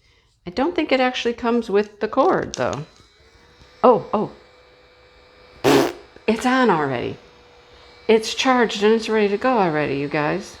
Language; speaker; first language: English; native; English